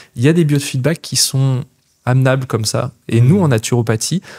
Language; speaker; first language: French; native; French